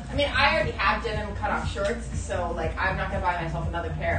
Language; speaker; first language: English; native; English